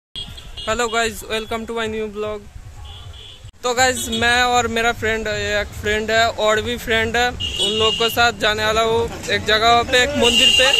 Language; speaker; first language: Hindi; non-native, local second language; Bangla